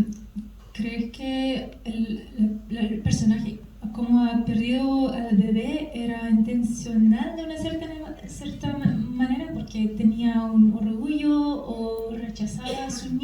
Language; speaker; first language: Spanish; non-native, fluent; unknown